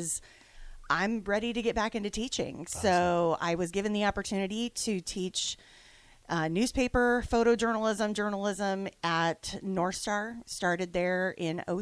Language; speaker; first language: English; native; English